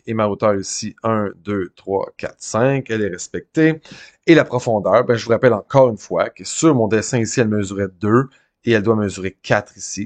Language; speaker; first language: French; native; French